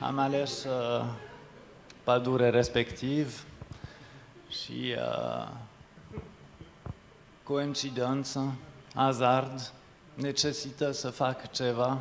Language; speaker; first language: Romanian; non-native, fluent; French